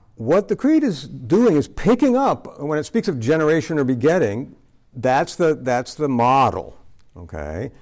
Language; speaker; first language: English; native; English